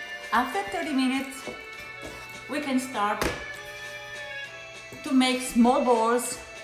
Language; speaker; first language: English; non-native, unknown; Italian